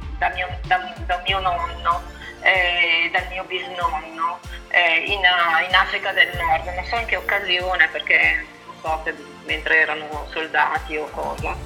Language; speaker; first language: Italian; native; Italian